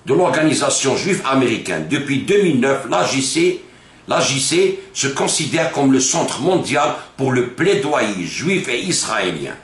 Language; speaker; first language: French; non-native, local second language; Arabic